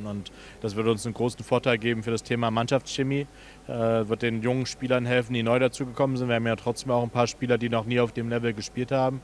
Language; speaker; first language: German; native; German